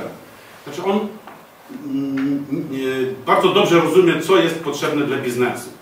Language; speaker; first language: Polish; non-native, fluent; Ukrainian